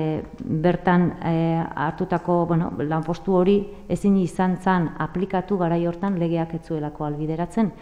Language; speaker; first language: Basque; native; Basque